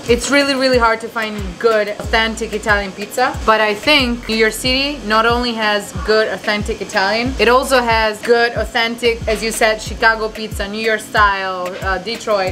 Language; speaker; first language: English; native; English